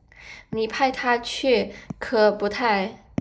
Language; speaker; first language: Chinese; non-native, fluent; Indonesian